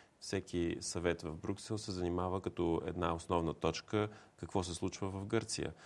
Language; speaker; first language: Bulgarian; native; Bulgarian